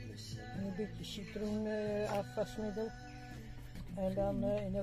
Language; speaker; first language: Dutch; native; Dutch